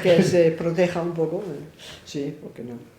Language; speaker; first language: Spanish; non-native, fluent; English